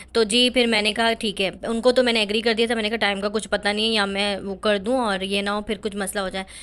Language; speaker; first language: Urdu; native; Urdu